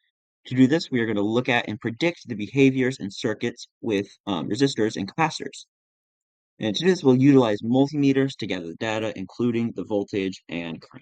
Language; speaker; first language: English; native; English